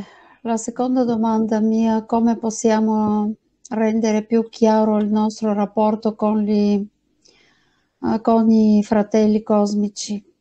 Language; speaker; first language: Italian; non-native, fluent; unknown